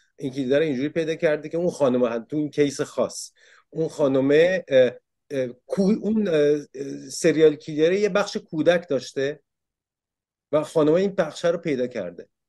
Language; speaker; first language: Persian; early bilingual, heritage; Persian